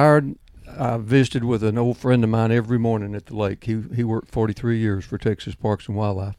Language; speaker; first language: English; native; English